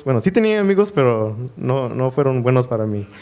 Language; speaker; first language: Spanish; early bilingual, heritage; Spanish